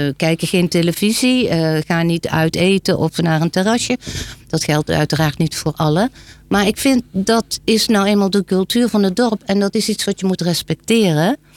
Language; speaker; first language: Dutch; native; Dutch